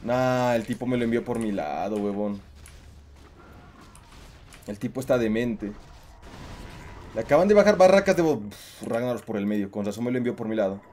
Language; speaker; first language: Spanish; native; Spanish